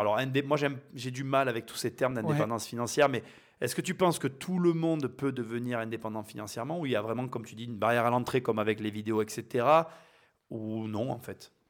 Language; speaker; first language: French; native; French